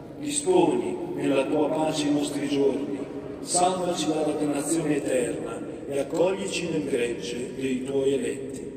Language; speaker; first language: Italian; non-native, fluent; Igbo